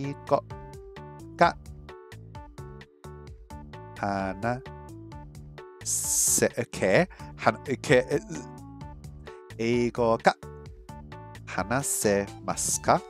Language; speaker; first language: Japanese; non-native, learner; English